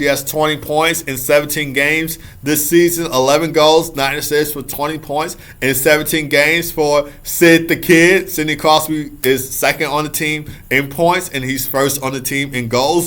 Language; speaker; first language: English; native; English